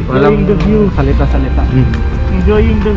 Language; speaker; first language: Filipino; non-native, local second language; Cebuano